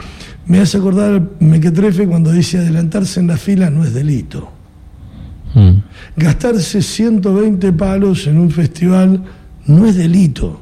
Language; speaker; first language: Spanish; native; Spanish